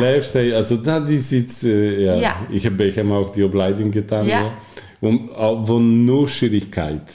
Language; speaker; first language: German; non-native, learner; Polish